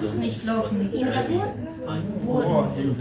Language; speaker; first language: German; non-native, learner; Russian